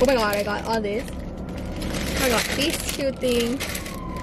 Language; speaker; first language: English; early bilingual, other home language; Spanish